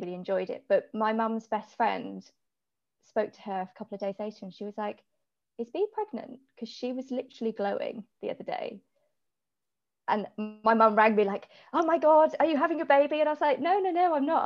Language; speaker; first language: English; native; English